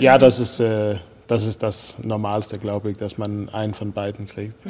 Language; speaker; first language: German; non-native, fluent; Danish